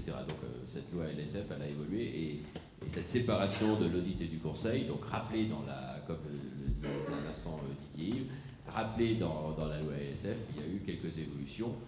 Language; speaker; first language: French; native; French